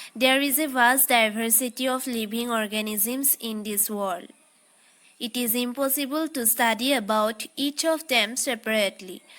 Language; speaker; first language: English; non-native, local second language; Assamese